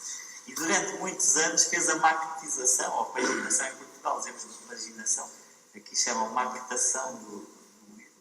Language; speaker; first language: Portuguese; non-native, fluent; Spanish